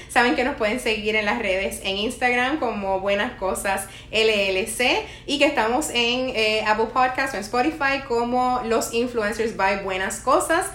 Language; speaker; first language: Spanish; native; Spanish